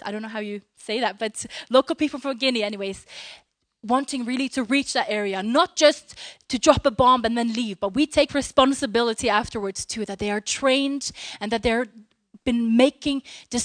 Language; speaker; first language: English; non-native, fluent; Norwegian